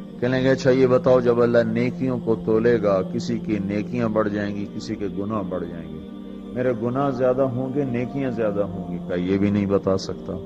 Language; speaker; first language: Urdu; non-native, local second language; Punjabi